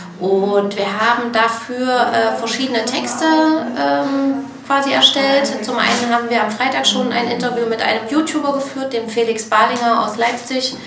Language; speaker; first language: German; native; German